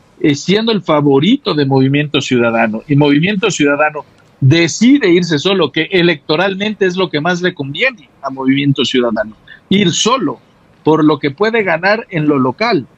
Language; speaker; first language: Spanish; native; Spanish